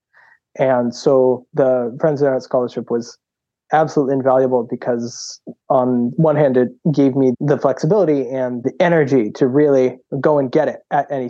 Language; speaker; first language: English; native; English